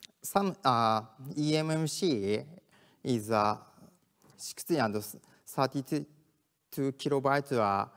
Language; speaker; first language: English; non-native, learner; Japanese